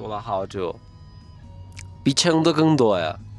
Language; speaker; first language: Chinese; non-native, learner; Turkish